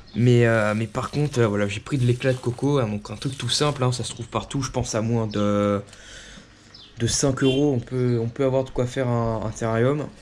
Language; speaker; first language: French; native; French